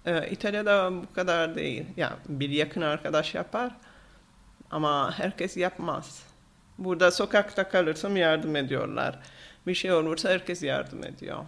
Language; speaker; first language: Turkish; non-native, fluent; Italian